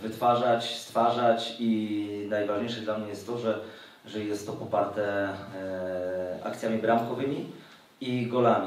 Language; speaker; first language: Polish; native; Polish